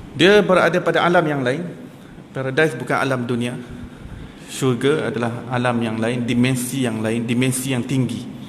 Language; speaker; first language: Malay; native; Malay